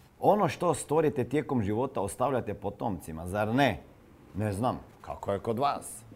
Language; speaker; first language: Croatian; non-native, fluent; Serbian